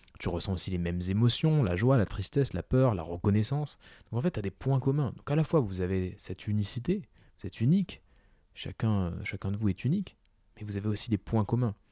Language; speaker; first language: French; native; French